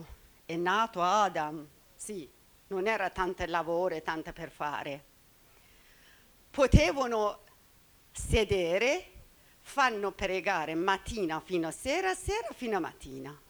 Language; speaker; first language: Italian; non-native, learner; Persian